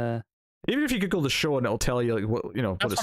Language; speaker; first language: English; native; English